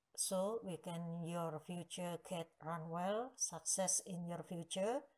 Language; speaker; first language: English; non-native, learner; Indonesian